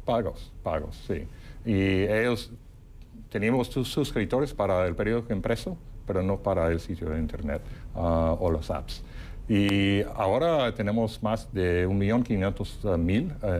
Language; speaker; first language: Spanish; non-native, fluent; English